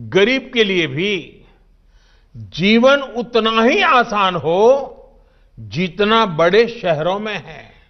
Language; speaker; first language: Hindi; non-native, local second language; Gujarati